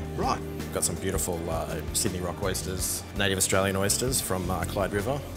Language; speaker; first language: English; native; English